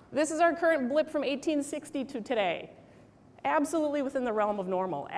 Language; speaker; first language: English; native; English